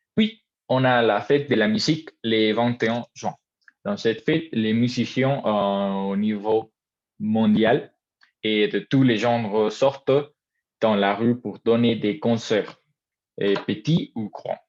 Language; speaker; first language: French; non-native, learner; Spanish